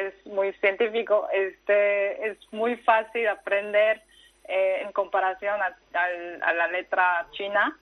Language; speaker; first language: Spanish; non-native, fluent; Korean